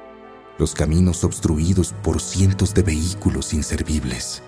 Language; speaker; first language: Spanish; native; Spanish